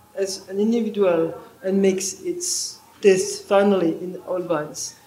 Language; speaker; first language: English; non-native, learner; French